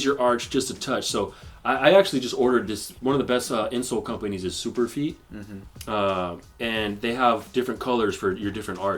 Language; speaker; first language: English; native; English